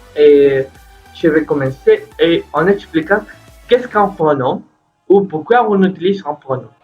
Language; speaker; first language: French; non-native, learner; Spanish